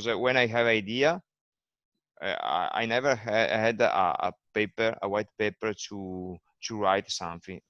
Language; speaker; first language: English; non-native, learner; Italian